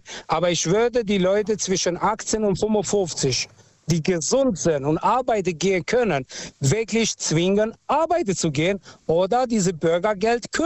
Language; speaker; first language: German; non-native, local second language; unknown